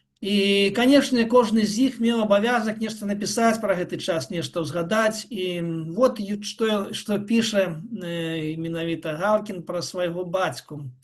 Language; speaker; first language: Belarusian; non-native, local second language; Russian